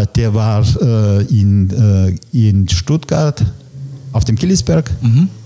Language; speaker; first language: German; non-native, fluent; Russian